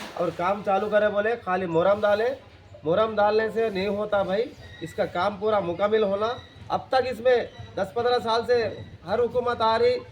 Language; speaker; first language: Hindi; native; Hindi